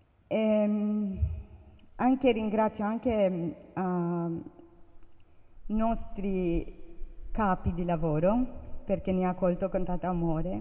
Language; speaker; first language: Italian; non-native, learner; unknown